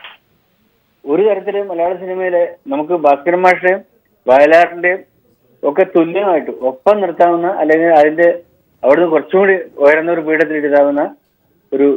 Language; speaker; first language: Malayalam; native; Malayalam